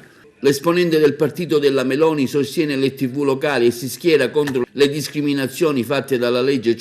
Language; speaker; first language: Italian; native; Italian